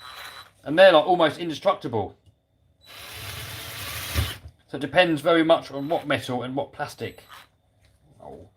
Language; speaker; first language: English; native; English